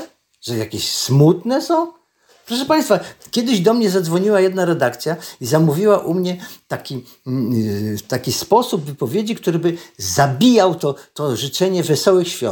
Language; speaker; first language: Polish; native; Polish